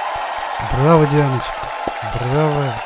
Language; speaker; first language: Russian; native; Russian